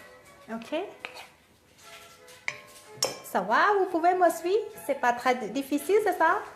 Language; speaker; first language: French; non-native, learner; Thai